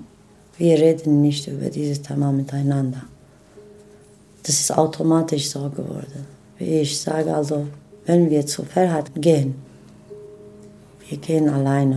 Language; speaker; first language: German; non-native, fluent; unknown